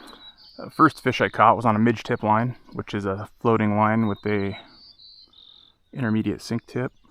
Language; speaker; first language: English; native; English